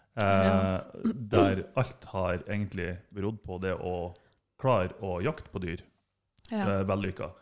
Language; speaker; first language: Norwegian; non-native, fluent; German